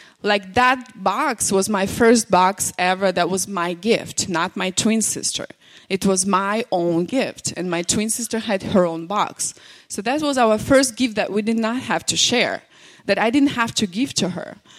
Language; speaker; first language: English; non-native, fluent; Russian